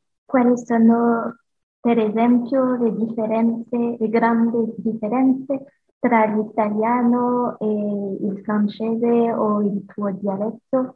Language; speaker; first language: Italian; non-native, learner; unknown